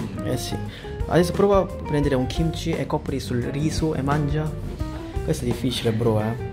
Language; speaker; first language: Italian; non-native, fluent; Korean